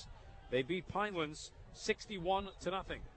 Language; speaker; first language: English; native; English